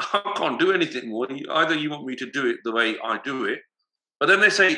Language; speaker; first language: Punjabi; early bilingual, heritage; Punjabi